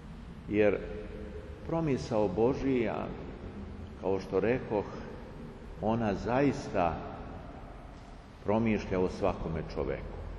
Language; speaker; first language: Serbian; native; Serbian